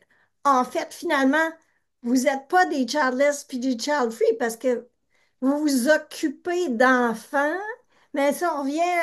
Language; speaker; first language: French; native; French